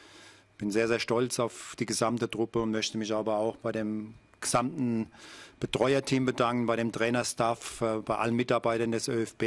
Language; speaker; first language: German; native; German